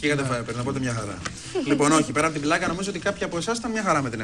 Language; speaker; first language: Greek; native; Greek